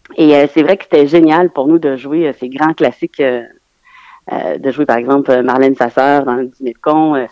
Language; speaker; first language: French; native; French